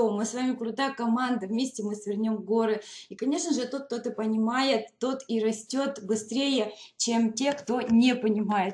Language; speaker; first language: Russian; native; Russian